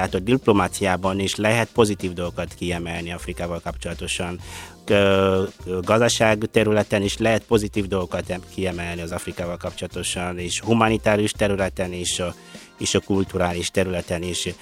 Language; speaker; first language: Hungarian; non-native, fluent; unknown